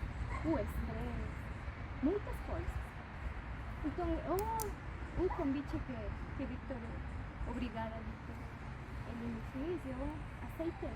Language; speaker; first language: Portuguese; non-native, fluent; Spanish